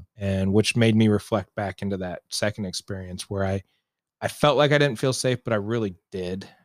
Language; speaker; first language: English; native; English